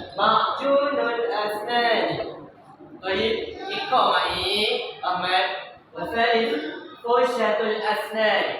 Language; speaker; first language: Arabic; non-native, learner; Malay